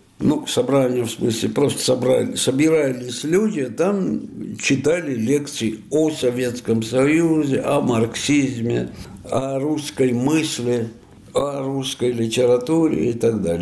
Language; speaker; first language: Russian; non-native, fluent; Italian